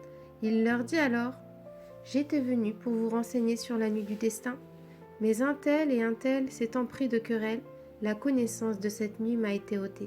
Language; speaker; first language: French; native; French